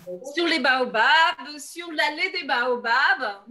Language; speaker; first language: French; non-native, fluent; Turkish